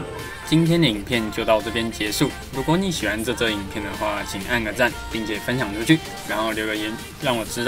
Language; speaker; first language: Chinese; native; Chinese